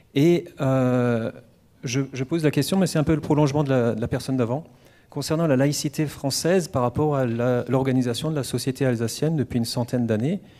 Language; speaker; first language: French; native; French